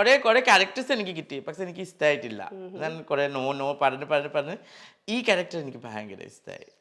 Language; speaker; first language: Malayalam; non-native, fluent; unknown